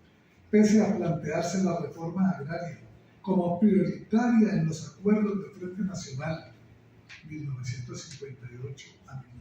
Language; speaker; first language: Spanish; native; Spanish